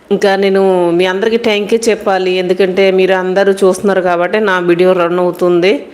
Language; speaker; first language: Telugu; non-native, local second language; Hindi